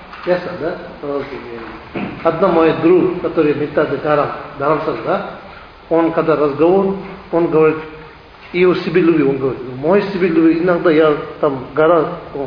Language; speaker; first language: Russian; non-native, learner; Tibetan